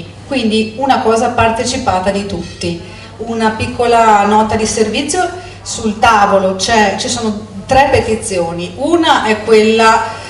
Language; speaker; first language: Italian; native; Italian